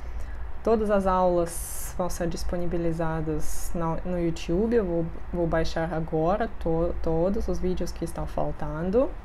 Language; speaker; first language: Portuguese; non-native, fluent; Russian